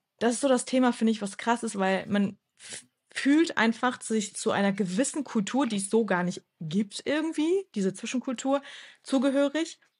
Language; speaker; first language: German; early bilingual, other home language; Turkish